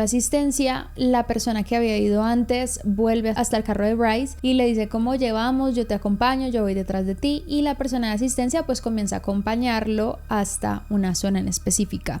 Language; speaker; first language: Spanish; native; Spanish